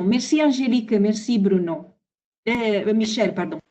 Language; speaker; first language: French; non-native, fluent; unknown